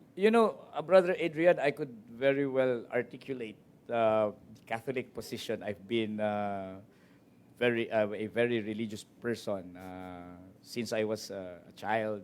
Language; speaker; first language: English; non-native, local second language; Filipino